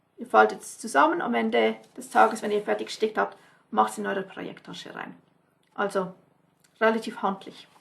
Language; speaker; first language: German; non-native, fluent; English